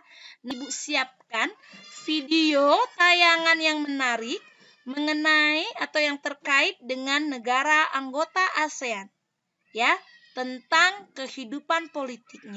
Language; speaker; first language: Indonesian; native; Indonesian